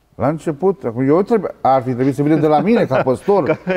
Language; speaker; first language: Romanian; native; Romanian